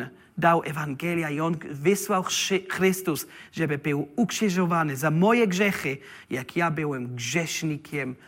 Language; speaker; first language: Polish; non-native, learner; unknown